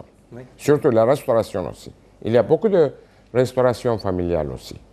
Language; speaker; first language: French; non-native, fluent; Turkish